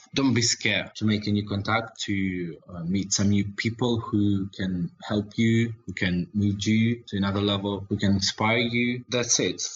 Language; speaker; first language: English; non-native, learner; Russian